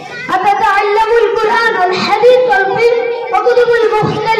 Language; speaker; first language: Arabic; non-native, learner; Bangla